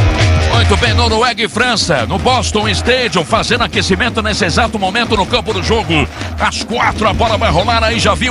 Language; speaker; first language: Portuguese; native; Portuguese